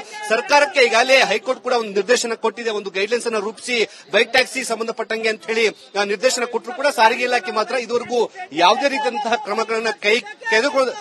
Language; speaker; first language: Kannada; native; Kannada